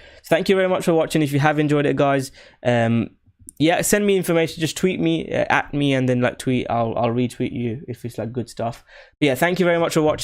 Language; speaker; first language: English; native; English